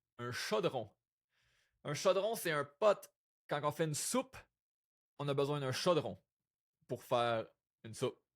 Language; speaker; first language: French; native; French